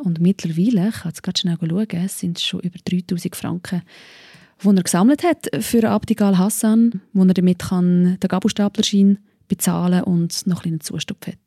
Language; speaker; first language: German; native; German